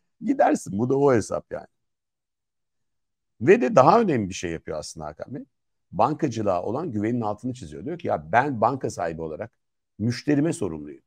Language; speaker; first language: Turkish; native; Turkish